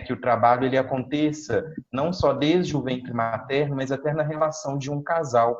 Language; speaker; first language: Portuguese; native; Portuguese